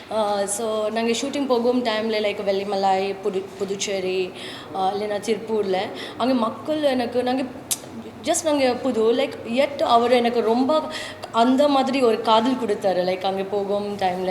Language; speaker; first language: Tamil; non-native, learner; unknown